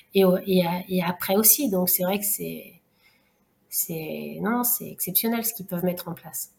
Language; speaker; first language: French; native; French